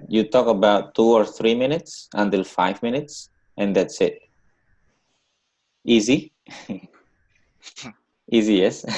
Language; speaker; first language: English; non-native, learner; Indonesian